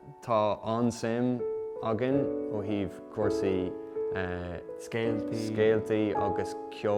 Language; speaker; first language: Irish; native; Irish